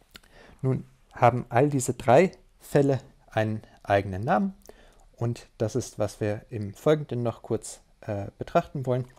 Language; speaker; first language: German; native; German